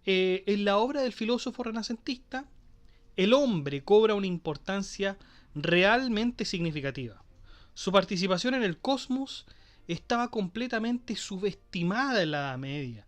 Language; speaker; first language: Spanish; native; Spanish